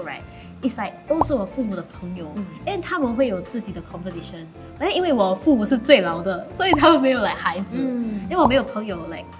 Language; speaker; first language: Chinese; non-native, local second language; English